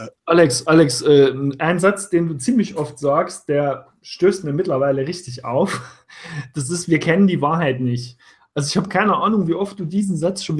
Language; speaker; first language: German; native; German